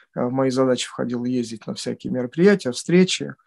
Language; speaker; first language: Russian; native; Russian